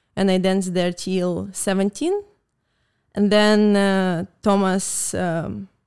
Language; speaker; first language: English; non-native, fluent; Russian